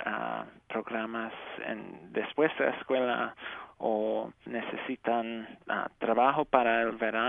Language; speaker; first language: Spanish; early bilingual, heritage; English